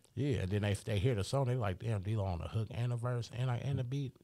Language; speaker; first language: English; native; English